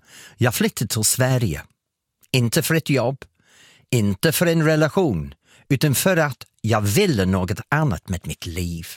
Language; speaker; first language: Swedish; non-native, fluent; English